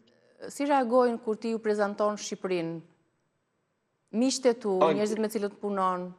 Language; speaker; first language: Albanian; native; Albanian